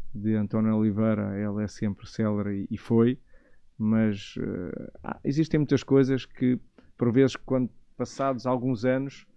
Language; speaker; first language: Portuguese; native; Portuguese